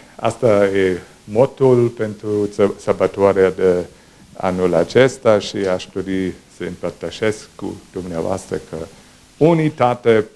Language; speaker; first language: Romanian; non-native, fluent; German